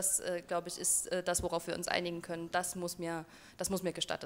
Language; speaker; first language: German; native; German